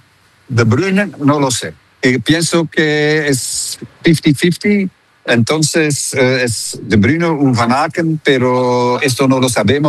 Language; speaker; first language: Spanish; non-native, fluent; Dutch